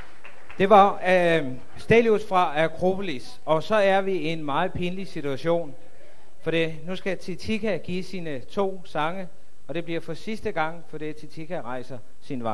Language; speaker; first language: Danish; native; Danish